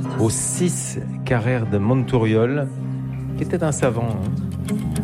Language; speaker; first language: French; native; French